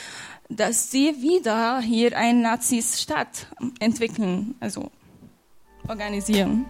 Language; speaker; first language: German; non-native, fluent; Arabic